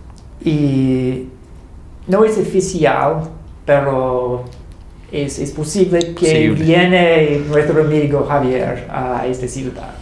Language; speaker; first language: Spanish; non-native, learner; English